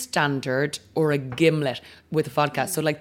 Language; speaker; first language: English; native; English